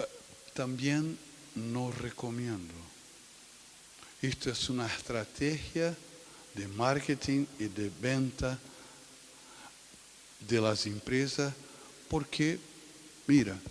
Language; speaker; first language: Spanish; non-native, fluent; Portuguese